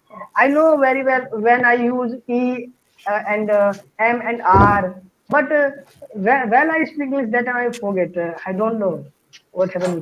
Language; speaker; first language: English; non-native, learner; Hindi